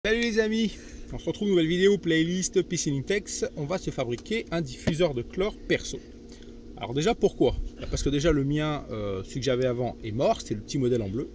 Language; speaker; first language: French; native; French